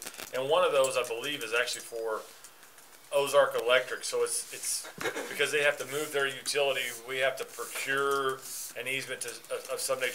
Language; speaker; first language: English; native; English